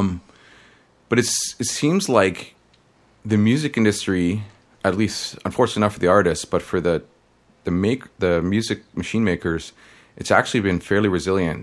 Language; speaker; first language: English; native; English